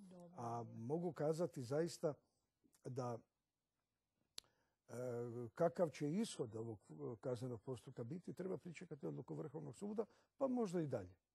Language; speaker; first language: Croatian; native; Croatian